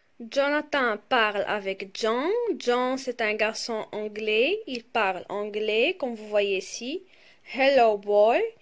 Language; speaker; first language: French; non-native, local second language; Arabic